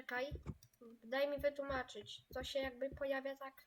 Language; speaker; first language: Polish; native; Polish